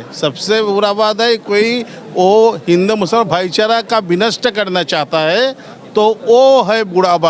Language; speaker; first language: Hindi; non-native, local second language; Bangla